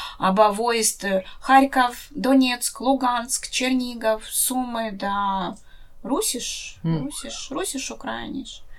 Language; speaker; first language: German; non-native, learner; Russian